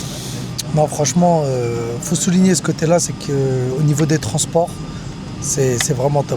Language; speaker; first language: French; native; French